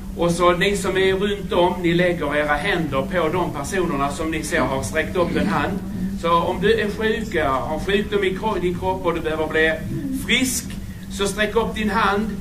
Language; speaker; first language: Swedish; native; Swedish